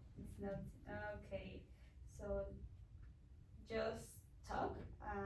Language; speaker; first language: English; non-native, learner; Spanish